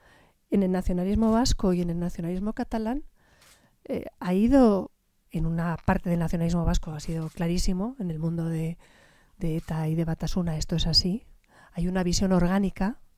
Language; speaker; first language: Spanish; native; Spanish